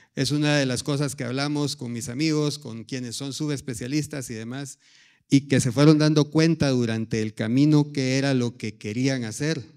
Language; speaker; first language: Spanish; native; Spanish